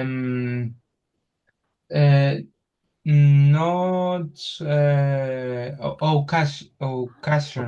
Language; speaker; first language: English; non-native, learner; Spanish